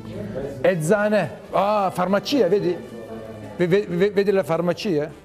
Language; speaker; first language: Italian; non-native, learner; Turkish